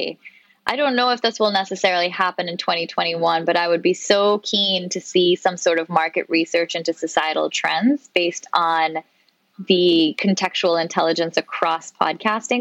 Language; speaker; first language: English; non-native, local second language; Urdu